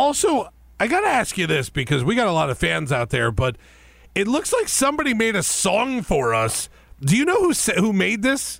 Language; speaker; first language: English; native; English